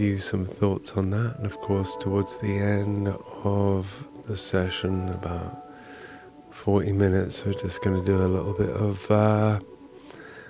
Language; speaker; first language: English; native; English